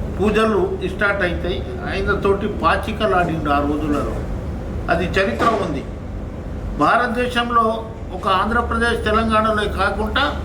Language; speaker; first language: Telugu; non-native, local second language; Lambadi